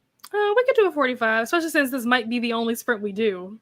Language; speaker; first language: English; native; English